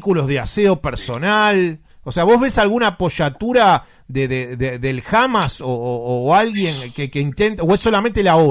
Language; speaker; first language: Spanish; native; Spanish